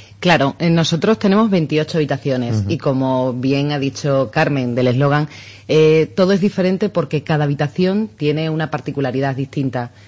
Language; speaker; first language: Spanish; native; Spanish